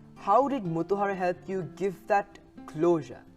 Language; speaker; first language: English; non-native, local second language; Sinhala